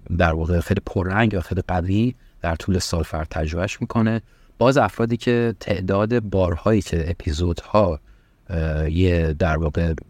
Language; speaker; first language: Persian; early bilingual, heritage; Persian